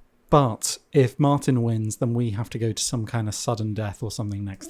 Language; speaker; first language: English; native; English